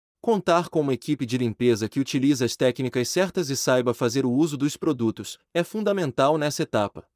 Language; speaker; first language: Portuguese; native; Portuguese